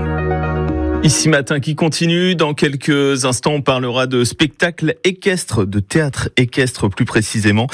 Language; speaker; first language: French; native; French